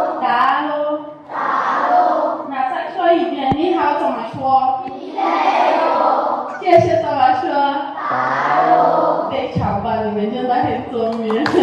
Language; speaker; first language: Chinese; non-native, fluent; Igbo